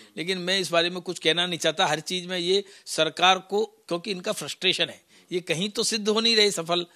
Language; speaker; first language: Hindi; native; Hindi